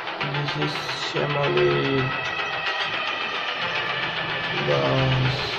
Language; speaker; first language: English; non-native, learner; Bangla